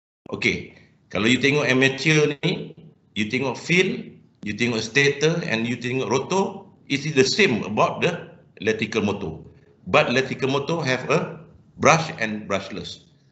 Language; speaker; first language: English; non-native, local second language; Malay